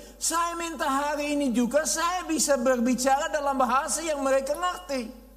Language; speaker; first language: Indonesian; non-native, fluent; Dutch